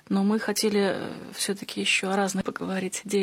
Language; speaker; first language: Russian; native; Russian